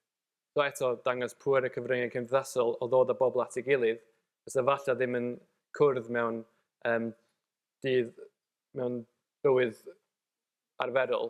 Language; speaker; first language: Welsh; native; Welsh